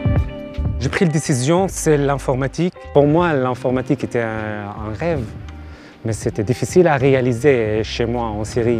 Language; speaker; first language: French; non-native, learner; Arabic